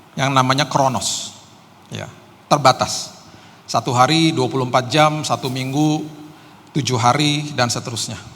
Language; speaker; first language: Indonesian; native; Indonesian